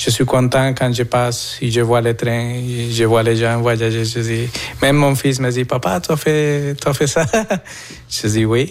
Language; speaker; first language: French; non-native, fluent; Spanish